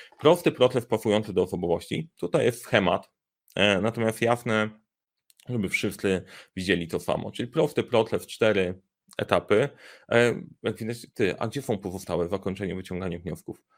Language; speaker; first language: Polish; native; Polish